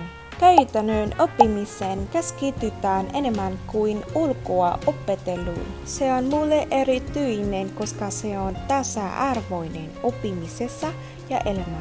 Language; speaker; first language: Finnish; non-native, learner; Vietnamese